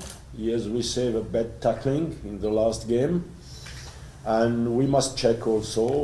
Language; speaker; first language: English; non-native, learner; French